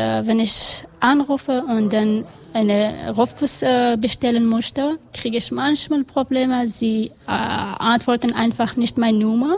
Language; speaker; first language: German; non-native, learner; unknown